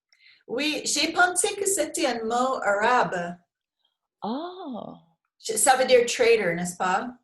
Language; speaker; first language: French; non-native, learner; English